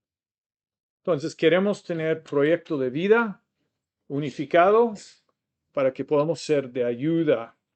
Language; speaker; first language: Spanish; non-native, fluent; English